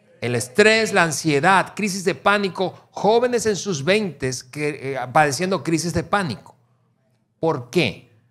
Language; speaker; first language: Spanish; native; Spanish